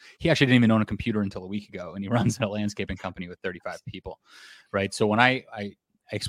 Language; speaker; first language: English; native; English